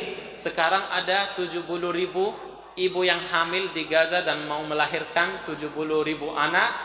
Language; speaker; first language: Indonesian; non-native, fluent; Arabic